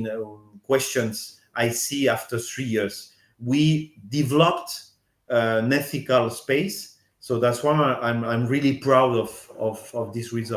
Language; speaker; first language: English; non-native, fluent; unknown